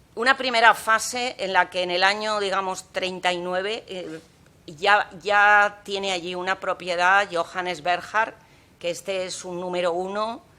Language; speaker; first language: Spanish; non-native, local second language; Catalan